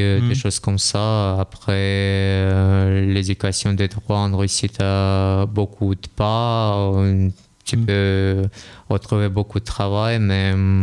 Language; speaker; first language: French; non-native, learner; Russian